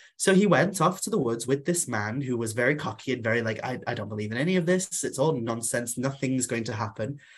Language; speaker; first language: English; non-native, local second language; Welsh